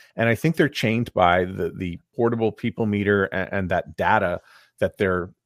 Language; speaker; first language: English; native; English